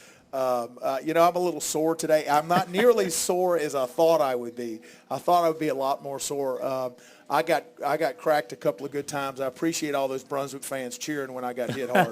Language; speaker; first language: English; native; English